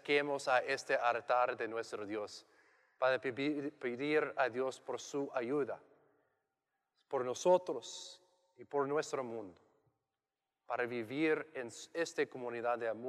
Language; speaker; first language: Spanish; non-native, learner; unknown